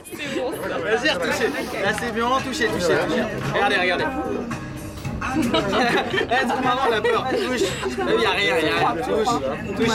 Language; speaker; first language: French; native; French